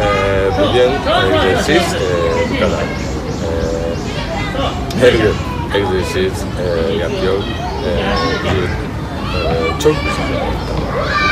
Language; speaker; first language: Turkish; non-native, learner; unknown